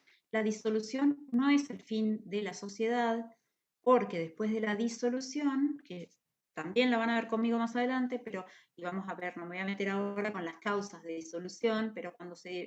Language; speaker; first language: Spanish; native; Spanish